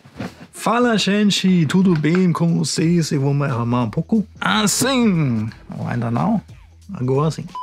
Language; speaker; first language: Portuguese; non-native, fluent; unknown